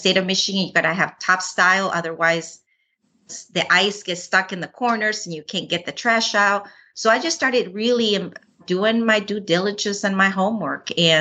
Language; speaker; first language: English; non-native, fluent; Spanish